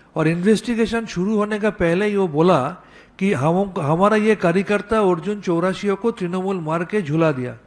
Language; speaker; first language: Hindi; non-native, local second language; Bangla